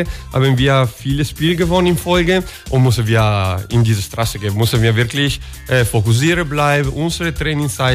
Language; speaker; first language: German; non-native, learner; Italian